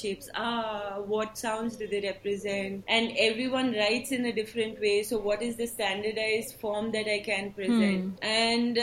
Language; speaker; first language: English; non-native, local second language; Tulu